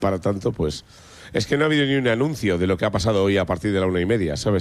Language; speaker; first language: Spanish; native; Spanish